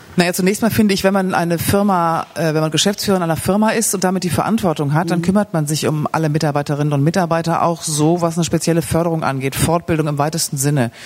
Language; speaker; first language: German; native; German